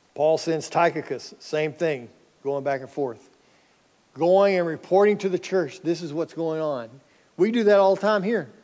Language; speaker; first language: English; native; English